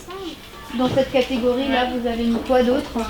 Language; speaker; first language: French; native; French